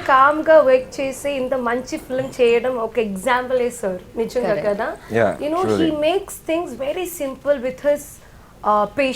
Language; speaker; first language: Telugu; non-native, learner; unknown